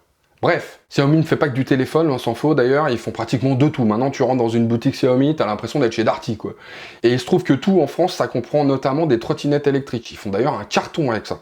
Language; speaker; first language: French; native; French